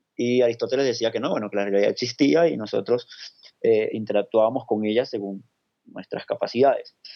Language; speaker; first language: Spanish; native; Spanish